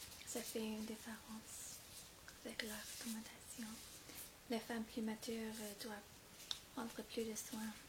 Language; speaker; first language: French; non-native, fluent; English